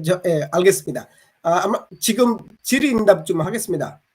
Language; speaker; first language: Korean; non-native, fluent; Bangla